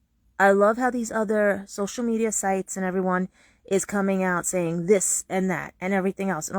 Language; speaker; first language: English; native; English